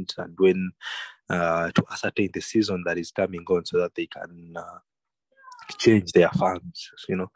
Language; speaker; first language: English; non-native, local second language; Ganda